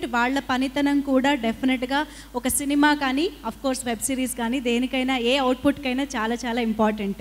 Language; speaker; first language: Telugu; native; Telugu